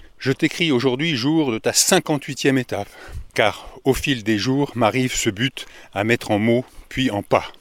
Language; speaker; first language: French; native; French